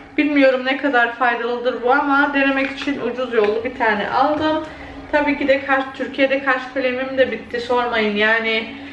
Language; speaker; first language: Turkish; early bilingual, heritage; Turkish